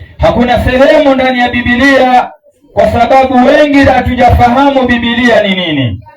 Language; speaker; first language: Swahili; non-native, local second language; Luyia